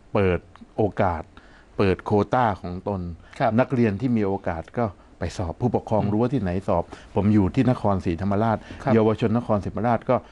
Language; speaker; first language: Thai; native; Thai